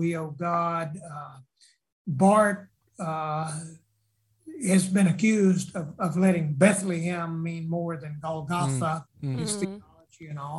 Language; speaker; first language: English; native; English